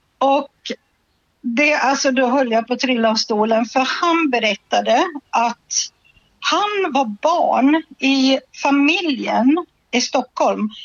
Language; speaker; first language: Swedish; native; Swedish